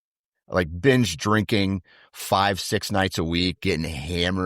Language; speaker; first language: English; native; English